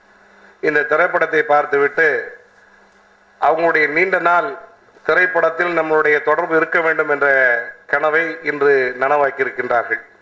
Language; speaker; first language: Tamil; native; Tamil